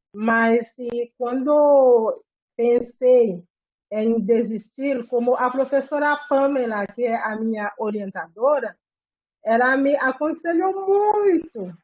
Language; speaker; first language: Portuguese; non-native, fluent; Haitian Creole